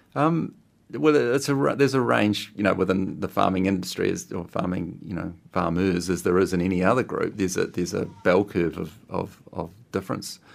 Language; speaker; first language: English; native; English